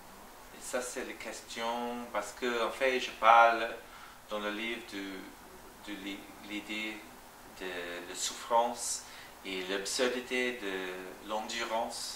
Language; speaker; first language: French; non-native, fluent; English